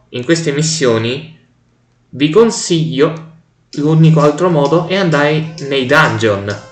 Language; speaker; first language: Italian; native; Italian